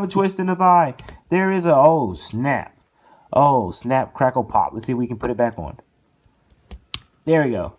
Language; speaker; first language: English; native; English